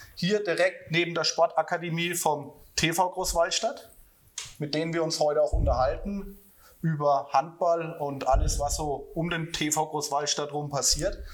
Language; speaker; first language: German; native; German